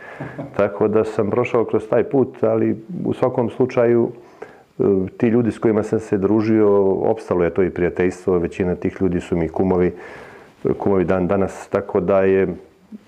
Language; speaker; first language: Serbian; native; Serbian